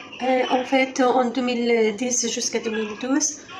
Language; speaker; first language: French; non-native, learner; Kurdish